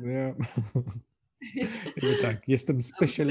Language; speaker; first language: Polish; non-native, learner; English